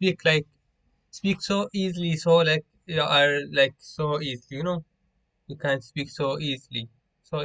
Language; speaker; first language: English; non-native, learner; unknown